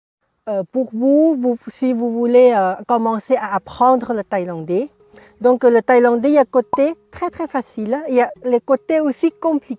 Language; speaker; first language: French; non-native, fluent; Thai